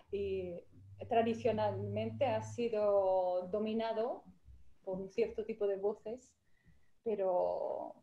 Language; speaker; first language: Spanish; non-native, fluent; Finnish